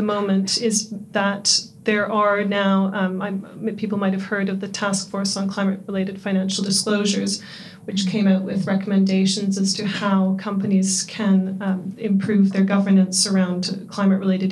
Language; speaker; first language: English; native; English